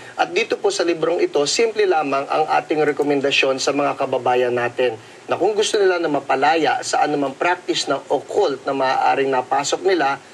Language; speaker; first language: Filipino; native; Filipino